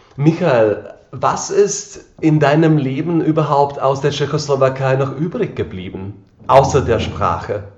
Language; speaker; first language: German; non-native, fluent; Slovak